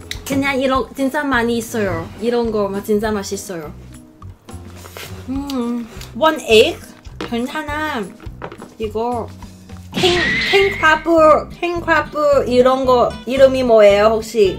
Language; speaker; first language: Korean; non-native, learner; Cantonese